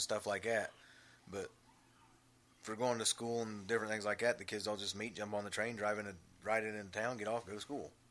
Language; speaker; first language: English; native; English